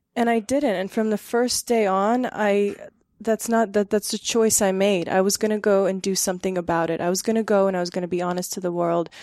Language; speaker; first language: English; early bilingual, other home language; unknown